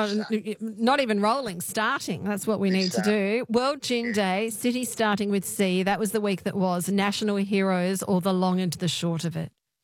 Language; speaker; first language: English; native; English